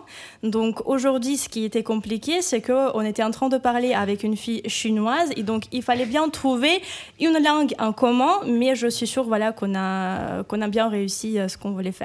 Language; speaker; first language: French; non-native, fluent; Ukrainian